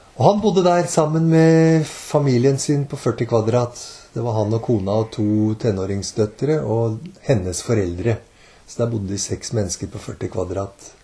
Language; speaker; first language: Norwegian; native; Norwegian